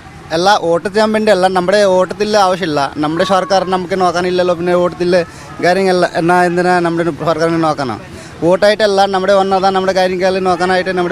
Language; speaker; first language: Malayalam; non-native, learner; Bangla